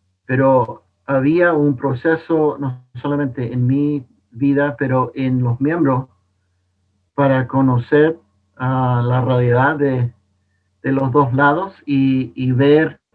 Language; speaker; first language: Spanish; non-native, fluent; English